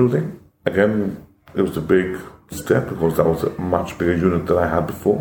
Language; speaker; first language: English; non-native, fluent; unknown